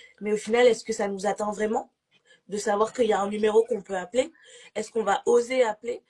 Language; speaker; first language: French; native; French